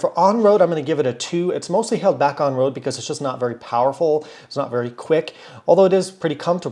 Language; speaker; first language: English; native; English